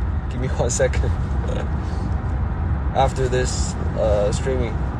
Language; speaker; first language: English; non-native, fluent; Chinese